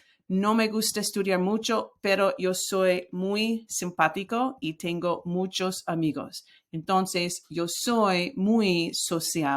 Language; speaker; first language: Spanish; non-native, fluent; English